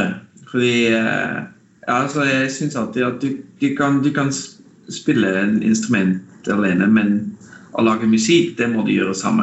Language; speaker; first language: Norwegian; non-native, fluent; Dutch